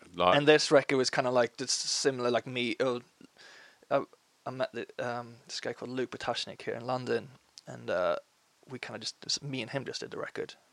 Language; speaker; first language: English; non-native, fluent; Swedish